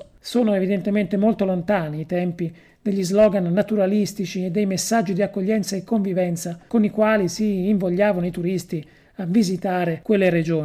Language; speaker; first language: Italian; native; Italian